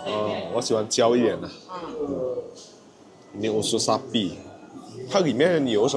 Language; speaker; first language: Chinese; non-native, fluent; Indonesian